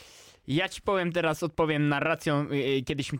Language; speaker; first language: Polish; native; Polish